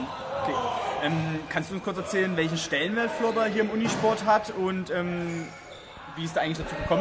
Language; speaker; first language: German; native; German